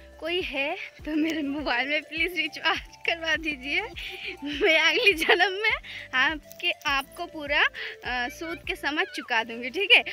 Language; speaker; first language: Hindi; non-native, local second language; Bangla